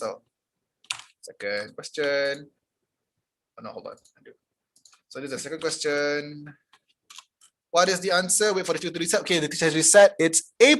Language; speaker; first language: English; non-native, local second language; Malay